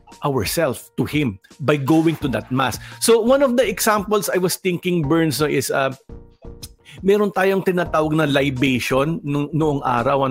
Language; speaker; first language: English; non-native, local second language; Filipino